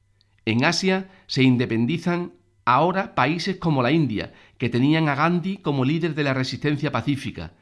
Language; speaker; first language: Spanish; native; Spanish